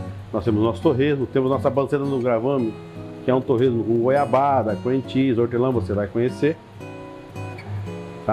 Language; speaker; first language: Portuguese; native; Portuguese